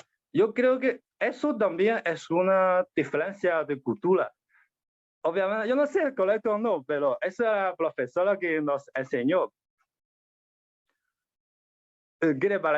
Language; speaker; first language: Spanish; non-native, learner; Chinese